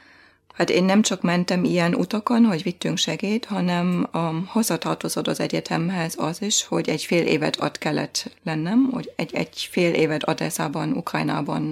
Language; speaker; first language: Hungarian; non-native, fluent; German